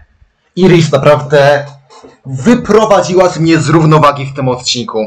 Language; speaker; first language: Polish; native; Polish